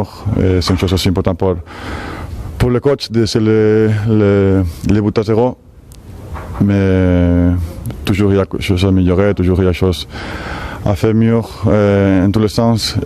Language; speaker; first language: French; non-native, fluent; Spanish